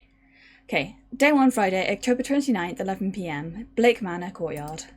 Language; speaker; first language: English; native; English